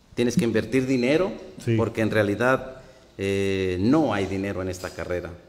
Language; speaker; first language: Spanish; native; Spanish